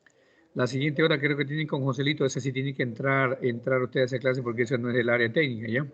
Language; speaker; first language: Spanish; native; Spanish